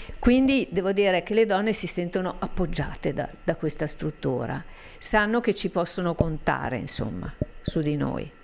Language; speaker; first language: Italian; native; Italian